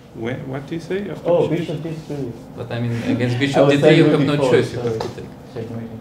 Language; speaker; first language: English; non-native, fluent; Spanish